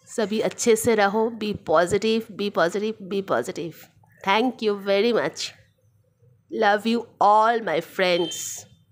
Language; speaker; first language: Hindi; non-native, local second language; Bangla